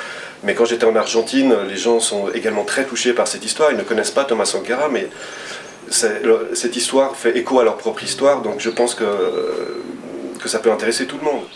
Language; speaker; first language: French; native; French